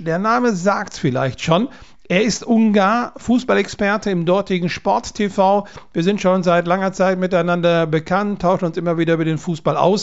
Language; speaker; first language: German; native; German